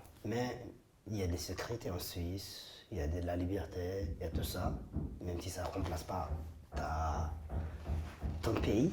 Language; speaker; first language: French; non-native, fluent; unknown